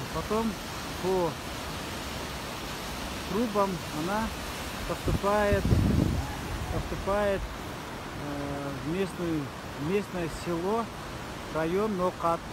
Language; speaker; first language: Russian; non-native, local second language; Kyrgyz